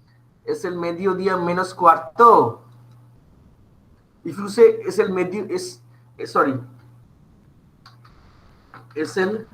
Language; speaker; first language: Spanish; non-native, fluent; Bangla